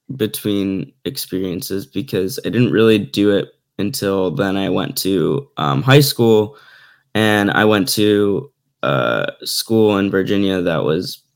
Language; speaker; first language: English; native; English